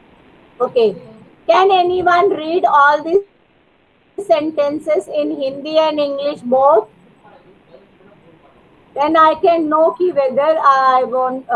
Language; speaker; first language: English; non-native, learner; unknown